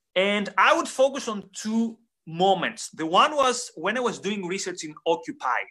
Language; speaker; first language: English; non-native, fluent; Greek